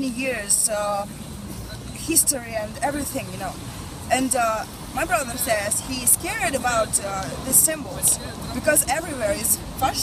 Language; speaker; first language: English; non-native, learner; Russian